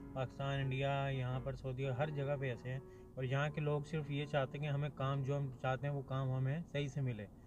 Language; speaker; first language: Urdu; native; Urdu